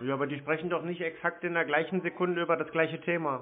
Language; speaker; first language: German; native; German